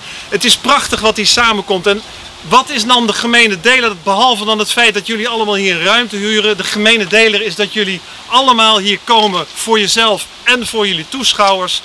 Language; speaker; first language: Dutch; native; Dutch